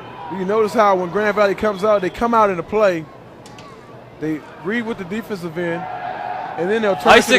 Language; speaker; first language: English; native; English